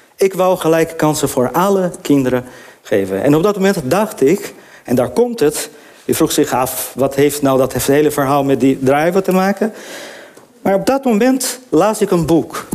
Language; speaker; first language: Dutch; non-native, fluent; Portuguese